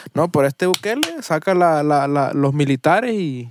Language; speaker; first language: Spanish; early bilingual, heritage; Spanish